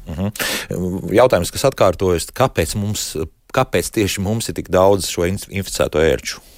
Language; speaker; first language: Latvian; native; Latvian